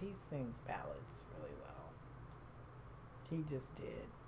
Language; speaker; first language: English; native; English